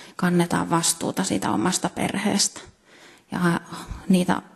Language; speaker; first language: Finnish; native; Finnish